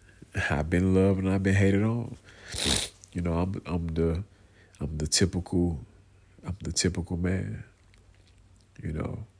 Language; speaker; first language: English; native; English